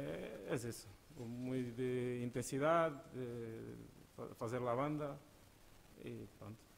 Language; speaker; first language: Spanish; non-native, learner; Portuguese